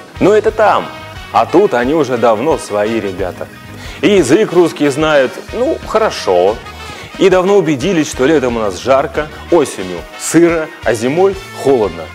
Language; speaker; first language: Russian; native; Russian